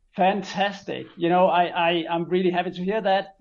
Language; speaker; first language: English; non-native, fluent; Danish